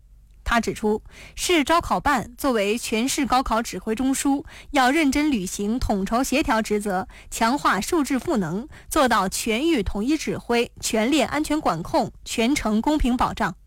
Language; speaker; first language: Chinese; native; Chinese